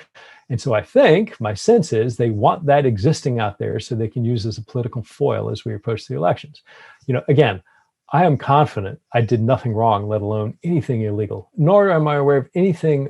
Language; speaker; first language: English; native; English